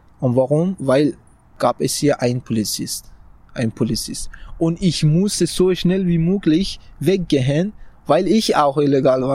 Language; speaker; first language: German; non-native, fluent; Persian